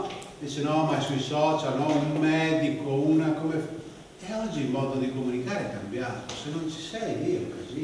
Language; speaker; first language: Italian; native; Italian